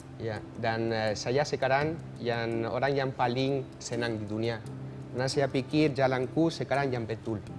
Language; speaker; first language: Indonesian; non-native, fluent; Catalan